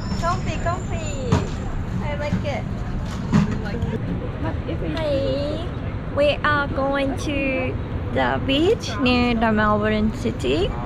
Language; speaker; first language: English; non-native, learner; Japanese